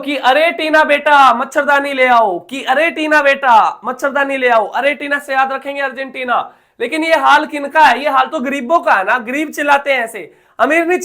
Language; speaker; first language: Hindi; native; Hindi